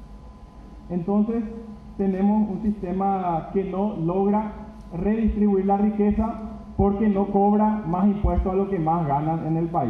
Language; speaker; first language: Spanish; native; Spanish